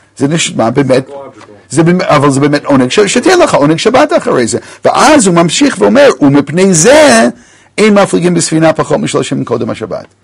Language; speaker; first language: Hebrew; non-native, fluent; English